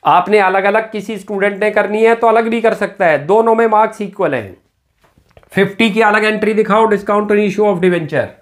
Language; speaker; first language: Hindi; native; Hindi